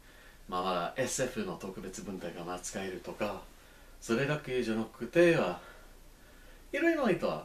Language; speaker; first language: Japanese; non-native, learner; English